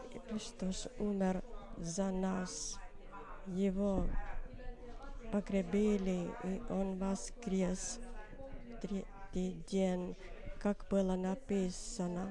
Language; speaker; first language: Russian; non-native, learner; Finnish